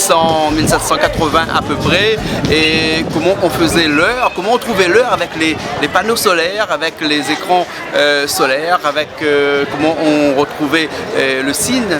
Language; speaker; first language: French; native; French